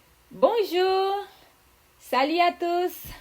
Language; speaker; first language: French; non-native, fluent; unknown